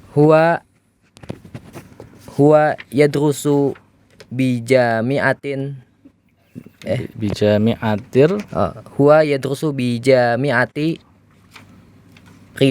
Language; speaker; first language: Arabic; non-native, learner; Indonesian